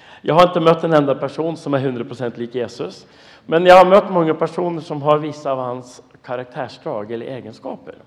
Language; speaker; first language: Swedish; non-native, fluent; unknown